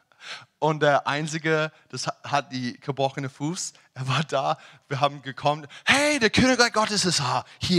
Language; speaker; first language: German; non-native, learner; English